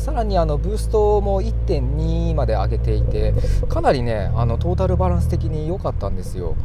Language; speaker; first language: Japanese; native; Japanese